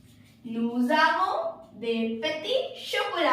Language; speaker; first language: French; non-native, fluent; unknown